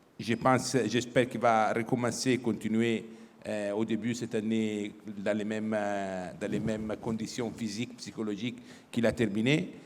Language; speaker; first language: French; non-native, fluent; Italian